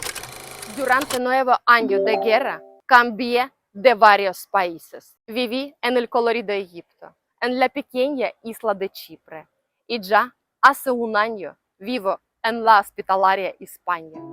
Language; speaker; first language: Spanish; non-native, learner; Russian